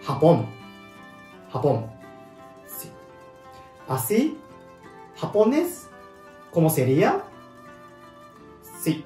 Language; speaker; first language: Spanish; non-native, learner; Japanese